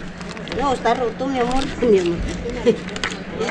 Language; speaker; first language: Spanish; non-native, learner; Filipino